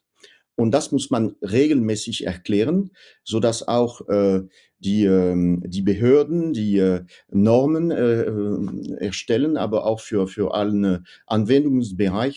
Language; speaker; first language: German; non-native, fluent; French